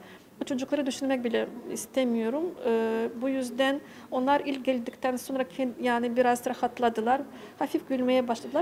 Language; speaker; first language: Turkish; non-native, fluent; Ukrainian